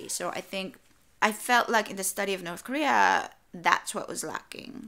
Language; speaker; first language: English; non-native, fluent; Korean